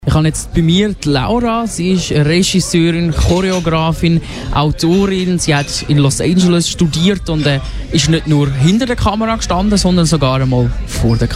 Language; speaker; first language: German; native; German